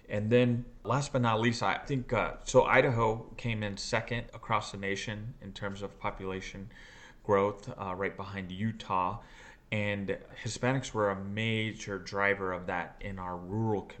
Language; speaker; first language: English; native; English